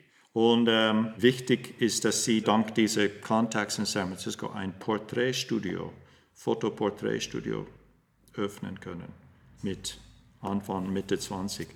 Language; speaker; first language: German; non-native, fluent; English